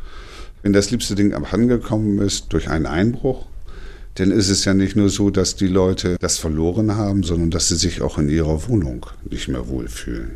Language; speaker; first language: German; native; German